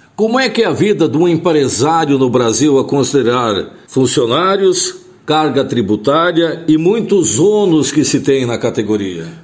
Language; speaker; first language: Portuguese; native; Portuguese